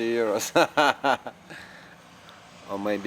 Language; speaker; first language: English; non-native, learner; Russian